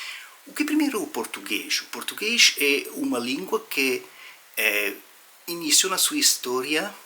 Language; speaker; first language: Portuguese; non-native, fluent; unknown